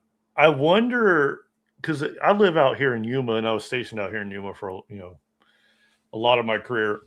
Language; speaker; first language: English; native; English